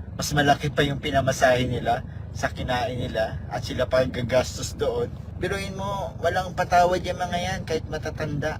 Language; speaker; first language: Filipino; native; Filipino